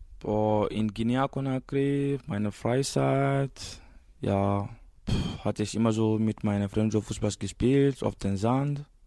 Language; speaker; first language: German; non-native, learner; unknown